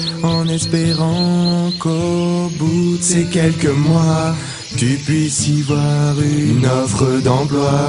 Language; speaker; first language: French; native; French